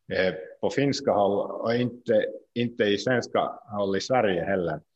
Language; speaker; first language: Swedish; non-native, local second language; Finnish